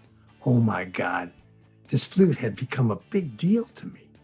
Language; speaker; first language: English; native; English